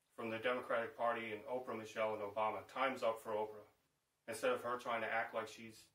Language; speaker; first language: English; native; English